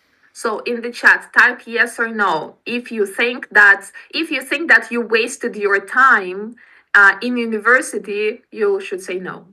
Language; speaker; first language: English; non-native, fluent; Russian